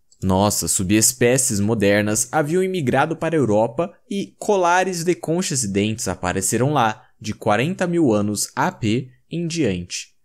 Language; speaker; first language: Portuguese; native; Portuguese